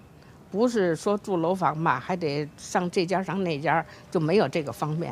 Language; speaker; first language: Chinese; native; Chinese